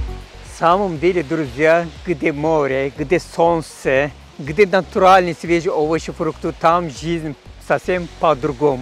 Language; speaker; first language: Russian; non-native, fluent; Turkish